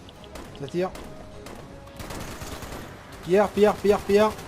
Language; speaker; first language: French; native; French